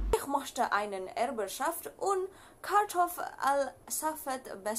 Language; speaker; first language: German; non-native, learner; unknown